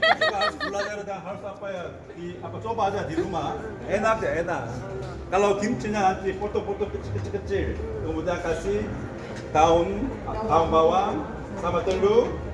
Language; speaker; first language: Indonesian; non-native, learner; Korean